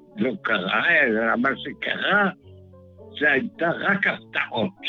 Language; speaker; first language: Hebrew; non-native, fluent; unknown